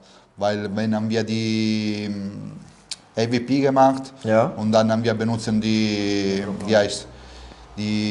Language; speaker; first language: German; non-native, learner; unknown